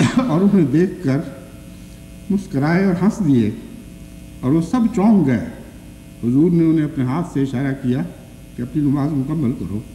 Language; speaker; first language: Urdu; non-native, local second language; Punjabi